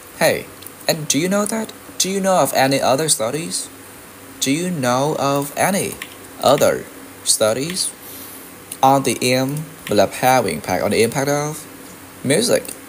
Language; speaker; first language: English; non-native, fluent; Vietnamese